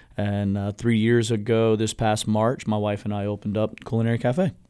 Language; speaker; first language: English; native; English